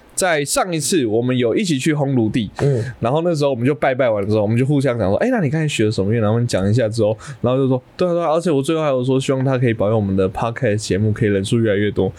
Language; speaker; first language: Chinese; native; Chinese